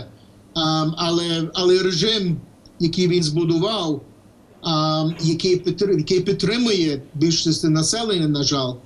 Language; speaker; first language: Ukrainian; early bilingual, heritage; English